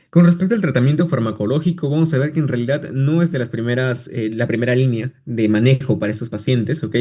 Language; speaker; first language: Spanish; native; Spanish